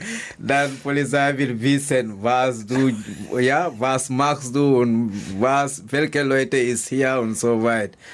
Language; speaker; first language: German; non-native, learner; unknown